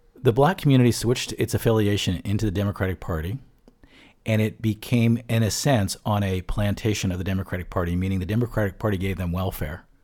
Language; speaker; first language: English; native; English